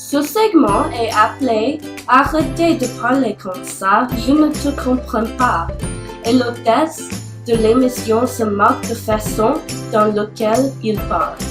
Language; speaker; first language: French; non-native, learner; English